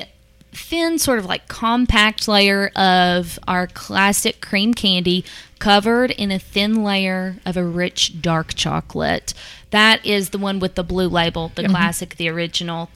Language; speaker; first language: English; native; English